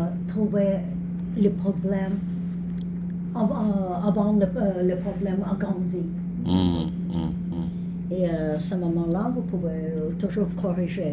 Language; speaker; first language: French; non-native, learner; English